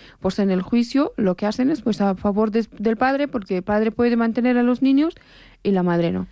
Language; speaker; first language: Spanish; non-native, fluent; Persian